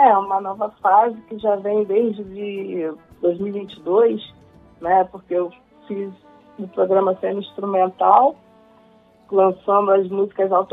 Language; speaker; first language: Portuguese; native; Portuguese